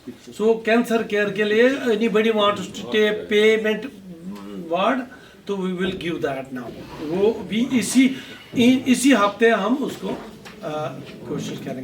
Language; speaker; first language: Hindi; non-native, local second language; Kashmiri